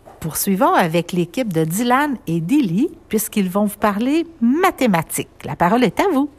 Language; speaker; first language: French; native; French